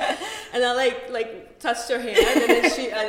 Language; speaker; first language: English; native; English